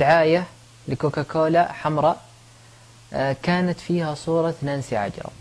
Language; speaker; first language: Arabic; native; Arabic